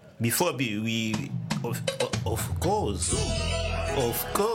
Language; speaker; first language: English; non-native, learner; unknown